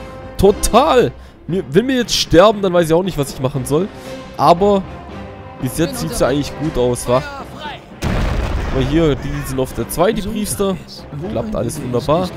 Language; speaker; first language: German; native; German